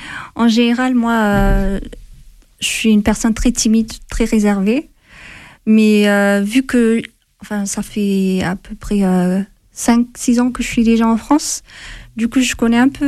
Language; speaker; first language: French; non-native, fluent; Amharic